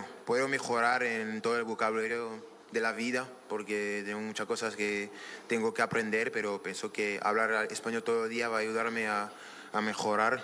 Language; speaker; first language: Spanish; non-native, learner; French